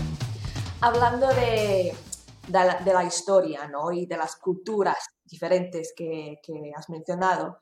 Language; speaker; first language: Spanish; non-native, fluent; English